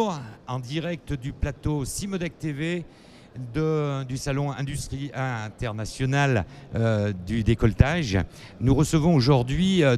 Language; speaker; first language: French; native; French